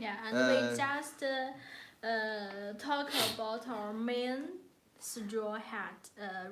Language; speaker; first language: English; non-native, learner; Chinese